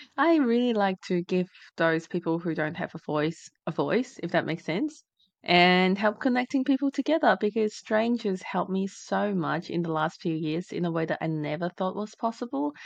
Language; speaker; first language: English; non-native, fluent; Chinese